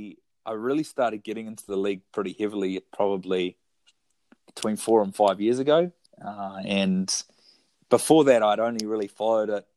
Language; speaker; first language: English; native; English